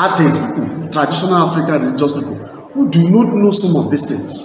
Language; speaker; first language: English; non-native, local second language; Igbo